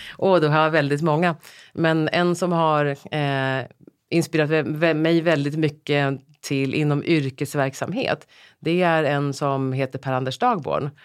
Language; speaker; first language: Swedish; native; Swedish